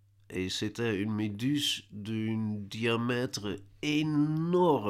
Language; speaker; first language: French; non-native, learner; Dutch